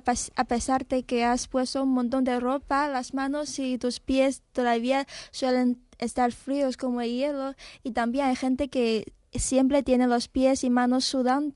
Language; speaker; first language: Spanish; non-native, fluent; Chinese